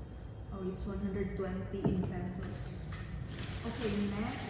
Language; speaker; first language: English; non-native, local second language; Filipino